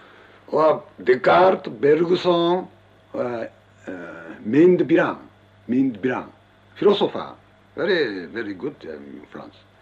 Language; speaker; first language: English; non-native, learner; Japanese